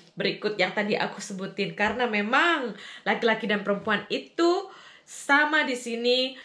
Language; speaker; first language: Indonesian; native; Indonesian